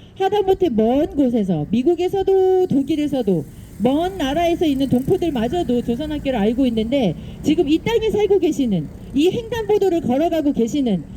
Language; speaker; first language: Korean; native; Korean